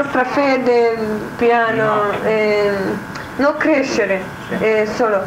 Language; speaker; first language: Italian; non-native, learner; Croatian